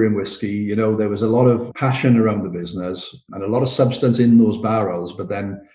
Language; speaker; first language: English; native; English